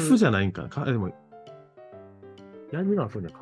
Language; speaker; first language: Japanese; native; Japanese